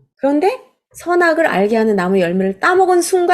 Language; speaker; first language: Korean; native; Korean